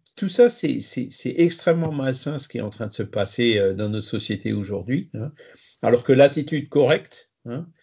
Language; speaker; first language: French; native; French